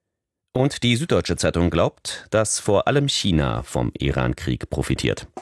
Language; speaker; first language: German; native; German